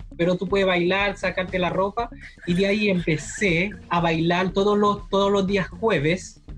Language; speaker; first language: Spanish; non-native, fluent; Haitian Creole